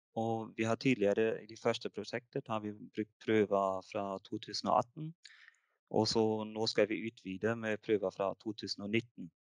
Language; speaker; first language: Norwegian; non-native, fluent; German